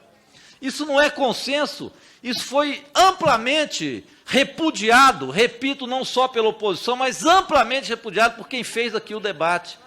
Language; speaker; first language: Portuguese; native; Portuguese